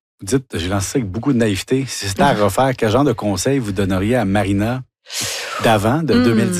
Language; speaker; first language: French; native; French